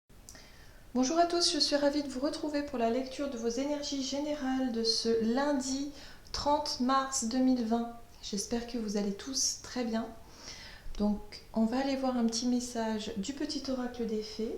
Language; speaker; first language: French; native; French